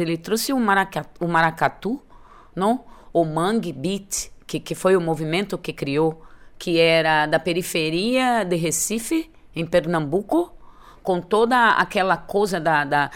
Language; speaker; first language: Spanish; non-native, learner; Portuguese